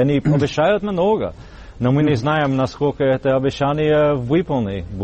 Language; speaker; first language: Russian; non-native, learner; English